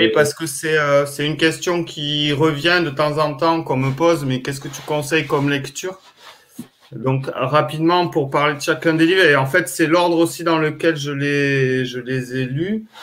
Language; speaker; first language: French; native; French